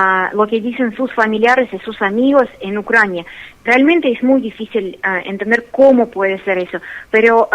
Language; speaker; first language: Spanish; non-native, fluent; Russian